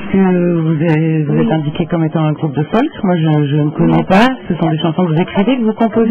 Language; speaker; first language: French; native; French